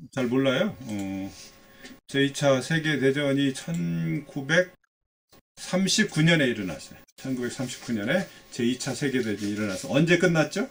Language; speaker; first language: Korean; native; Korean